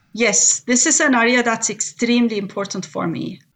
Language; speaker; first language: English; non-native, fluent; Turkish